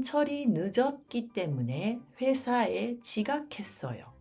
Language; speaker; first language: Korean; early bilingual, heritage; Japanese